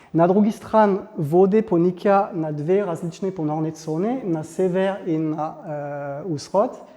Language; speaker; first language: Slovenian; non-native, fluent; French